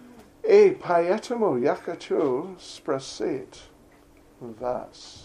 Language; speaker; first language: Russian; non-native, learner; English